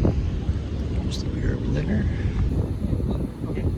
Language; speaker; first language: English; native; English